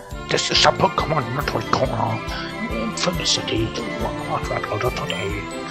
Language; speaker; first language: German; native; German